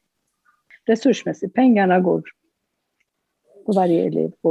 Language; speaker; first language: Swedish; non-native, fluent; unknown